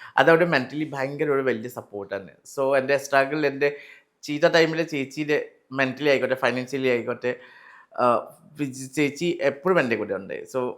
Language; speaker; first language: Malayalam; non-native, learner; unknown